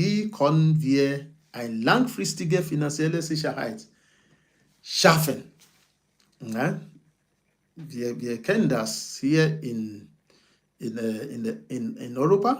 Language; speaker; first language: German; non-native, fluent; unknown